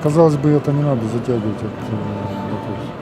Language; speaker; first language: Russian; native; Russian